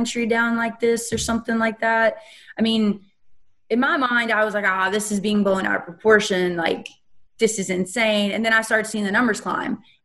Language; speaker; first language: English; native; English